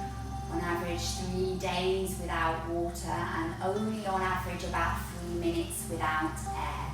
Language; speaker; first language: English; native; English